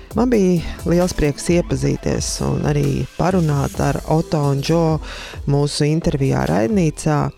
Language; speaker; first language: Latvian; native; Latvian